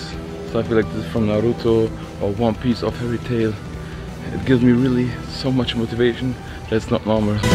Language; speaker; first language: English; non-native, fluent; German